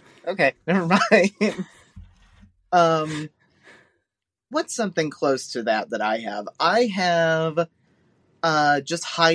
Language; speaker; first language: English; native; English